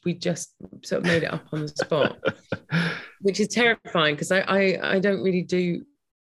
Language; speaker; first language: English; native; English